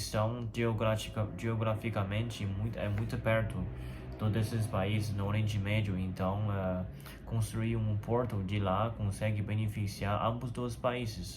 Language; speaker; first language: Portuguese; non-native, fluent; Chinese